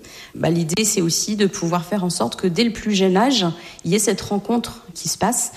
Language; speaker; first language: French; native; French